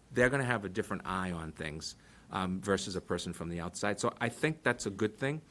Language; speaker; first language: English; early bilingual, other home language; Portuguese